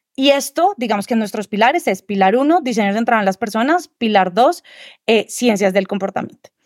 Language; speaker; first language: Spanish; native; Spanish